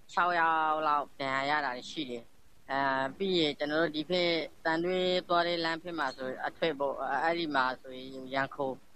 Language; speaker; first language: Burmese; native; Burmese